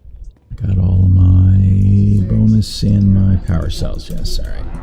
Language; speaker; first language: English; native; English